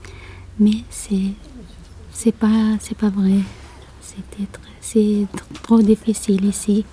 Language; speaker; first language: French; non-native, learner; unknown